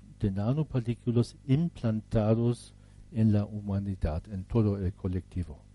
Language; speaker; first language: Spanish; non-native, fluent; German